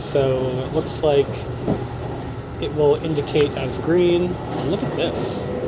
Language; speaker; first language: English; native; English